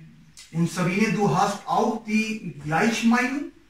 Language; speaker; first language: German; non-native, learner; Urdu